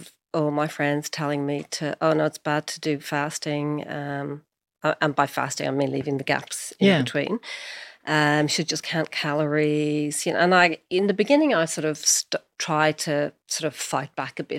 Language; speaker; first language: English; native; English